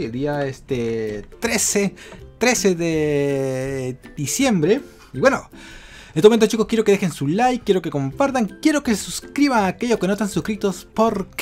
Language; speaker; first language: Spanish; native; Spanish